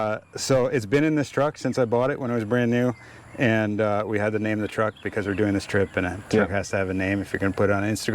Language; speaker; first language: English; native; English